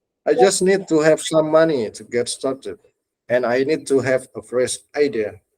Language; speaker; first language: English; non-native, learner; Indonesian